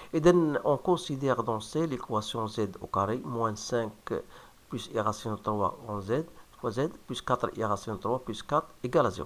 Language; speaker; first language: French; non-native, local second language; Arabic